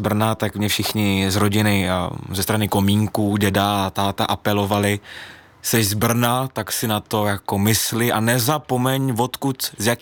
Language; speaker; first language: Czech; native; Czech